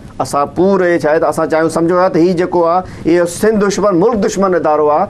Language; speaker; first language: Sindhi; non-native, local second language; Urdu